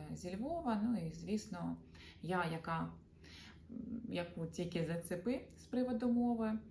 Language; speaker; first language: Ukrainian; non-native, local second language; Russian